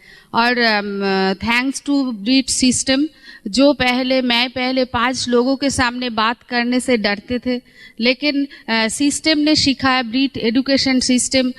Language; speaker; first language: Hindi; non-native, local second language; Bangla